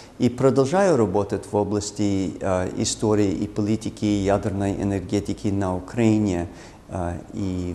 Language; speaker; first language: Russian; non-native, fluent; English